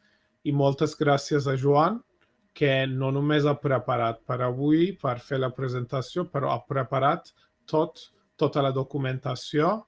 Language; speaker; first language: Catalan; non-native, fluent; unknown